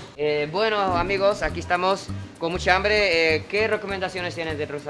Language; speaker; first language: Spanish; non-native, fluent; Japanese